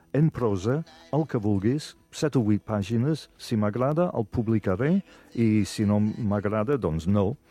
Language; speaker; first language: Catalan; non-native, fluent; English